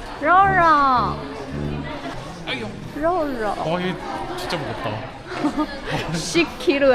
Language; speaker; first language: Korean; non-native, learner; Chinese